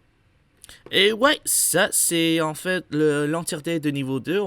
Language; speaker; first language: French; native; French